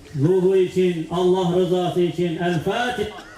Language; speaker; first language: Turkish; native; Turkish